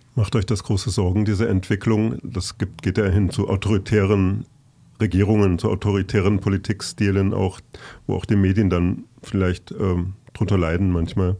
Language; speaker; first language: German; native; German